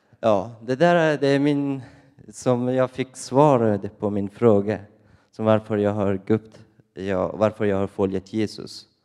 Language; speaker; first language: Swedish; non-native, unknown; Persian